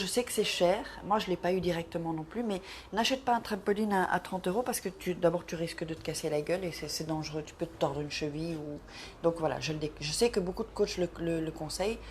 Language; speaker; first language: French; native; French